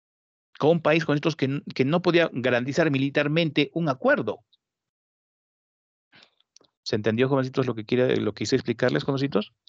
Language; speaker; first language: Spanish; native; Spanish